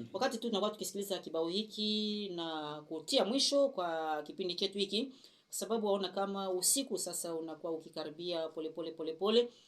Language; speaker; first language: Swahili; non-native, local second language; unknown